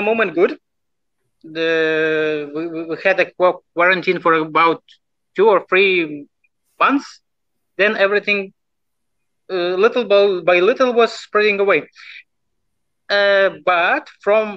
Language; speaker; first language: English; non-native, fluent; Lithuanian